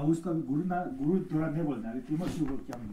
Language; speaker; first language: Hindi; non-native, local second language; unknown